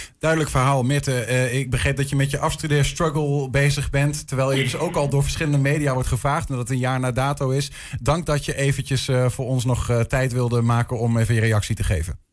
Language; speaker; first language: Dutch; native; Dutch